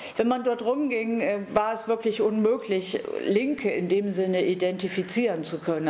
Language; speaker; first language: German; native; German